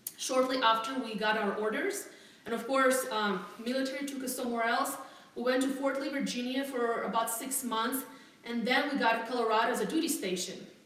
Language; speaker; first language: English; non-native, fluent; Russian